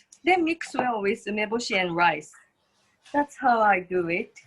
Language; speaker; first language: English; non-native, fluent; Japanese